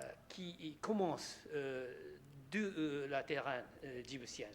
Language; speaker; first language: French; non-native, learner; Japanese